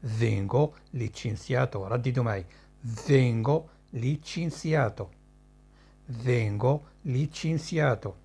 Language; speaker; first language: Italian; non-native, fluent; Arabic